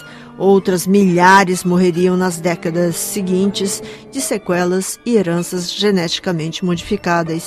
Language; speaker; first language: Portuguese; native; Portuguese